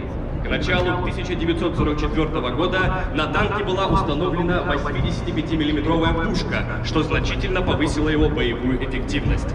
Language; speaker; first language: Russian; native; Russian